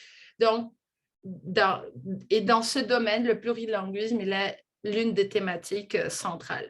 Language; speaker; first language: French; non-native, fluent; Portuguese